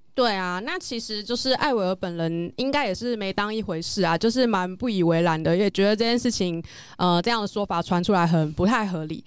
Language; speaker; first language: Chinese; native; Chinese